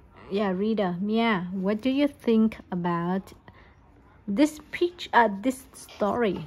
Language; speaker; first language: English; non-native, learner; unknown